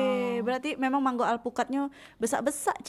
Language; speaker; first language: Indonesian; native; Indonesian